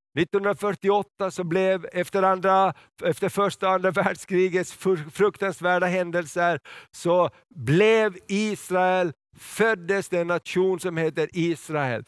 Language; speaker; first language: Swedish; native; Swedish